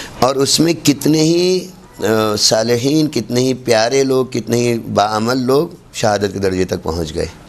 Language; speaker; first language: Urdu; native; Urdu